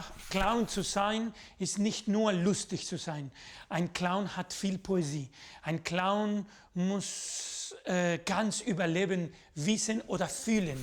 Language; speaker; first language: German; non-native, fluent; Spanish